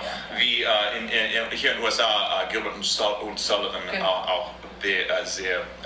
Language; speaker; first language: German; non-native, fluent; English